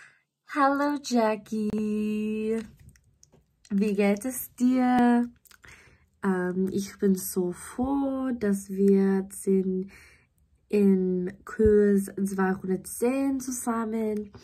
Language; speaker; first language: German; non-native, learner; English